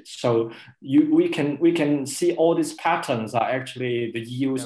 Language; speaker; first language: English; non-native, local second language; Cantonese